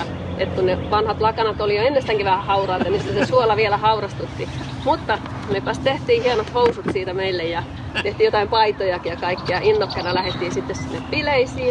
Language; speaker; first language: Finnish; native; Finnish